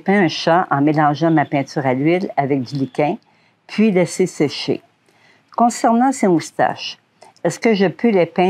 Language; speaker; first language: French; native; French